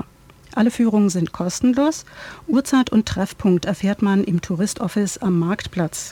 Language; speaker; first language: German; native; German